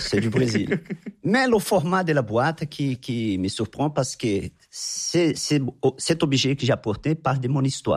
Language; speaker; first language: French; non-native, fluent; Portuguese